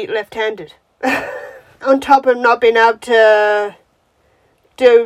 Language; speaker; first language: English; native; English